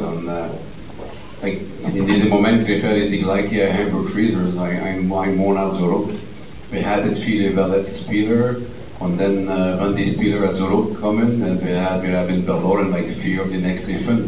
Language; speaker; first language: German; non-native, learner; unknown